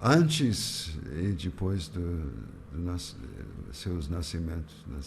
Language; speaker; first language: Portuguese; non-native, fluent; English